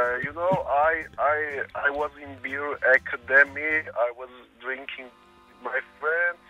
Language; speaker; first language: English; non-native, learner; Armenian